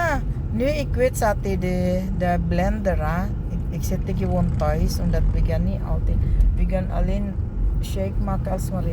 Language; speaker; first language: Dutch; non-native, learner; Filipino